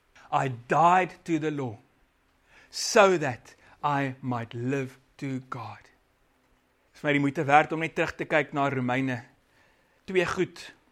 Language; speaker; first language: English; non-native, local second language; Afrikaans